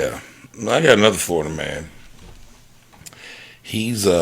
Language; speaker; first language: English; native; English